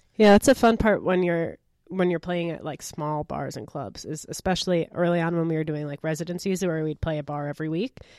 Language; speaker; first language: English; native; English